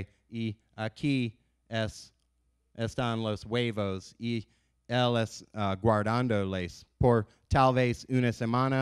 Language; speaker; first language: Spanish; non-native, learner; English